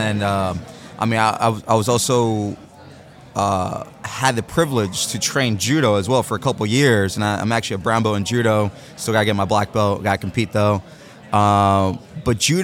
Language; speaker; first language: English; native; English